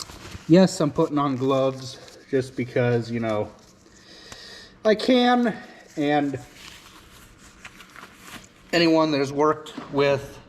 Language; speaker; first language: English; native; English